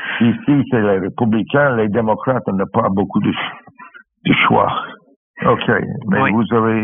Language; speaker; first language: French; non-native, learner; English